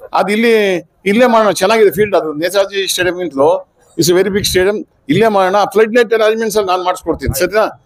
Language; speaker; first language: Kannada; native; Kannada